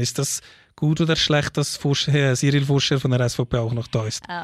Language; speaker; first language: German; native; German